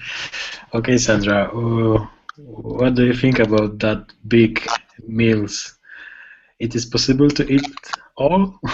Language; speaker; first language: English; non-native, learner; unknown